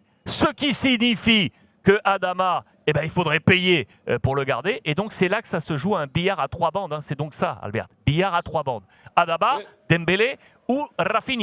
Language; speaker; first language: French; native; French